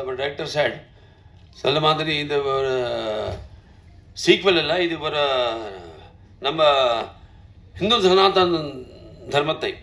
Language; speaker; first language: Tamil; non-native, local second language; Telugu